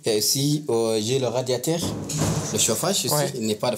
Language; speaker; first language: French; non-native, learner; Arabic